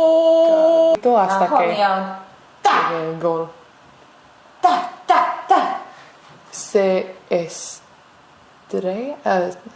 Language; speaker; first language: Spanish; non-native, fluent; English